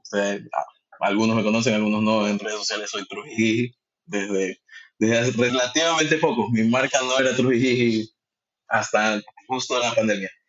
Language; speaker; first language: Spanish; early bilingual, heritage; Spanish